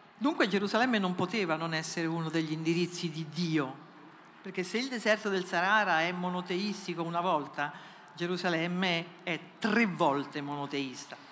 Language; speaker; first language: Italian; non-native, fluent; French